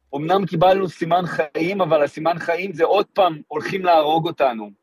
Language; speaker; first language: Hebrew; native; Hebrew